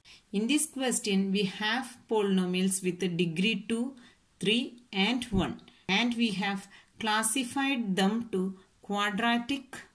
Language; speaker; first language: English; non-native, local second language; Malayalam